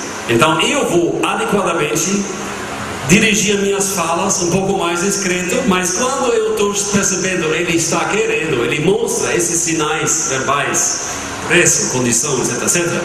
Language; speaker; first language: Portuguese; non-native, fluent; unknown